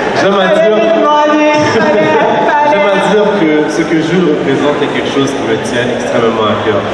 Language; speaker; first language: French; native; French